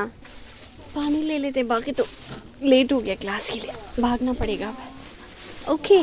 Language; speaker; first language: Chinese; non-native, learner; Khowar